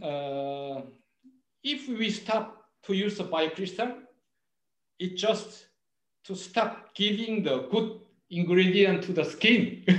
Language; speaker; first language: English; non-native, learner; Korean